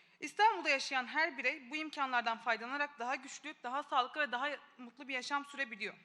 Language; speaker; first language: Turkish; native; Turkish